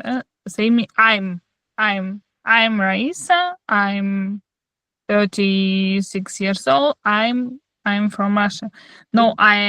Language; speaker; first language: English; non-native, learner; Russian